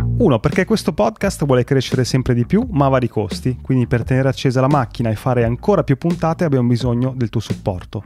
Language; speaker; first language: Italian; native; Italian